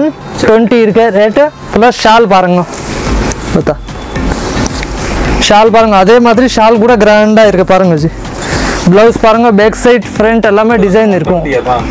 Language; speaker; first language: Tamil; native; Tamil